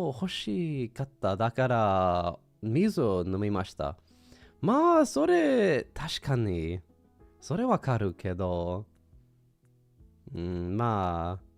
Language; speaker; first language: Japanese; non-native, learner; English